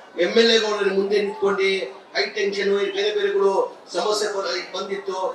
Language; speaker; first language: Kannada; non-native, local second language; Urdu